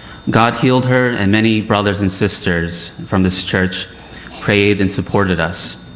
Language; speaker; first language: English; early bilingual, other home language; Chinese